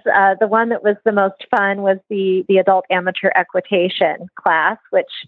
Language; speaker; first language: English; native; English